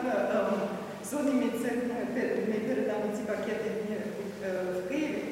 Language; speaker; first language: Ukrainian; non-native, learner; German